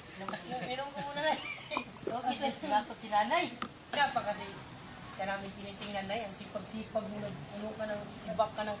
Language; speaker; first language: Filipino; non-native, local second language; Cebuano